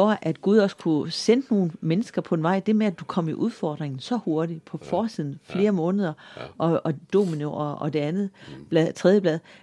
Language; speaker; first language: Danish; native; Danish